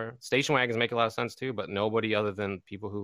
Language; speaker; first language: English; native; English